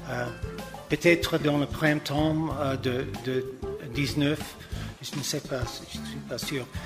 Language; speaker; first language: French; non-native, learner; English